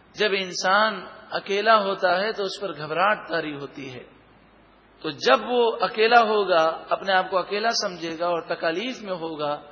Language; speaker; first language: Urdu; native; Urdu